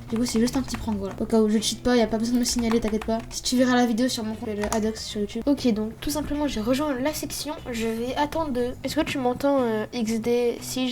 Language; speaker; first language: French; native; French